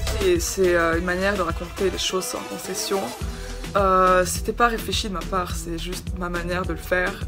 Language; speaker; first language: French; non-native, local second language; Arabic